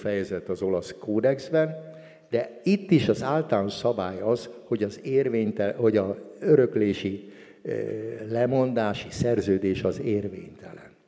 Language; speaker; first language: Hungarian; native; Hungarian